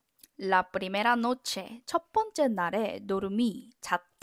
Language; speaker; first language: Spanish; non-native, fluent; Korean